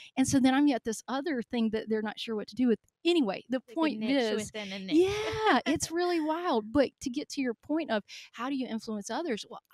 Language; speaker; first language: English; native; English